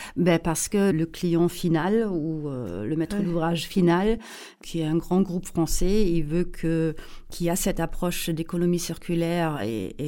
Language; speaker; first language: French; non-native, fluent; German